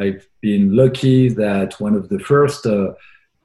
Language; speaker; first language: English; non-native, fluent; French